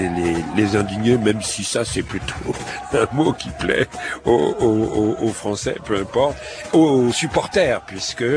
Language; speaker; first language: French; native; French